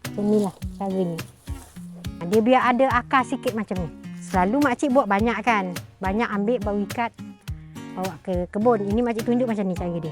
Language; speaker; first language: Malay; native; Malay